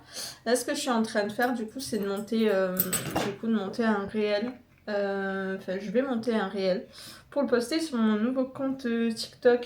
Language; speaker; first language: French; native; French